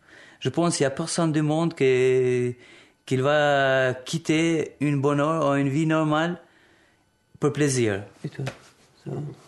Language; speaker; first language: French; non-native, learner; Albanian